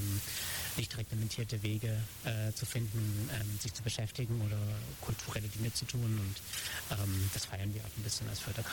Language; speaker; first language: German; native; German